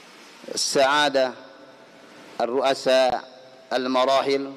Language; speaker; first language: Arabic; non-native, fluent; Indonesian